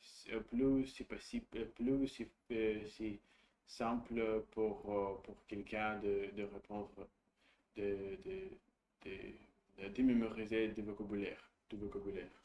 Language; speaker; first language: French; non-native, learner; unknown